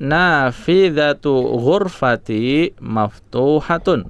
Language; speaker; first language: Arabic; non-native, fluent; Indonesian